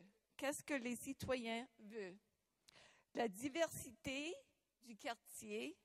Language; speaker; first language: French; non-native, local second language; English